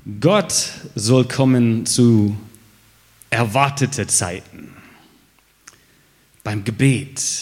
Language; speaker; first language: German; non-native, fluent; English